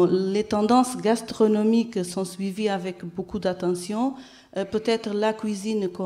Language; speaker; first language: French; non-native, fluent; Portuguese